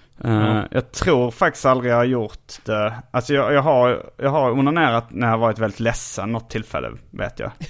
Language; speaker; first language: Swedish; native; Swedish